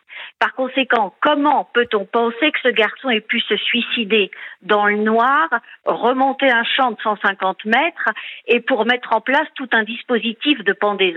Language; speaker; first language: French; native; French